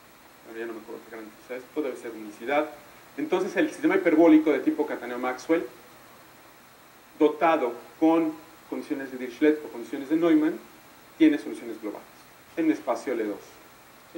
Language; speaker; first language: Spanish; native; Spanish